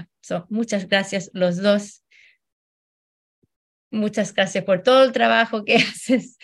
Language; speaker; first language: Spanish; early bilingual, heritage; Spanish